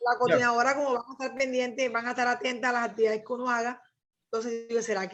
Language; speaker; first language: Spanish; native; Spanish